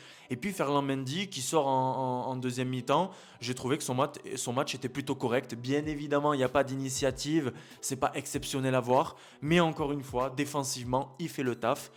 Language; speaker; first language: French; native; French